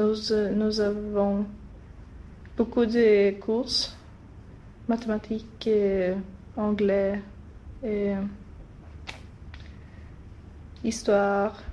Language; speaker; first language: French; non-native, learner; Swedish